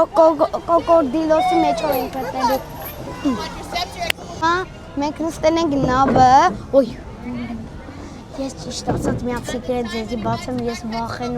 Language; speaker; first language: Armenian; early bilingual, heritage; Armenian